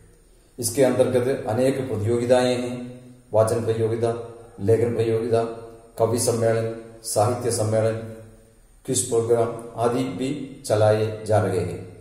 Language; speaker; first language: Hindi; non-native, local second language; Malayalam